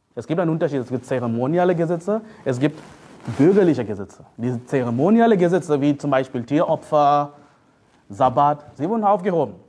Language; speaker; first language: German; non-native, fluent; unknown